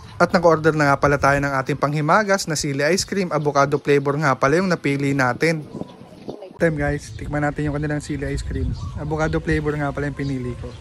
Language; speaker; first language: Filipino; non-native, local second language; Bikol